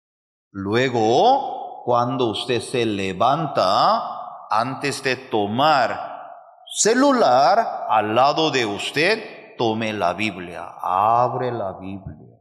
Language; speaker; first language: Spanish; non-native, fluent; Korean